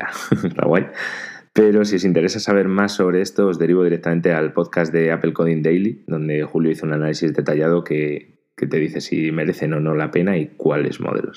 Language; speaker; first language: Spanish; native; Spanish